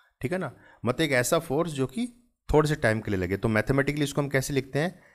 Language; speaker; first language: Hindi; native; Hindi